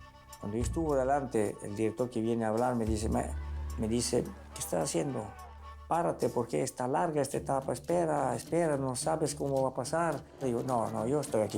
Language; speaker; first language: Spanish; non-native, fluent; Italian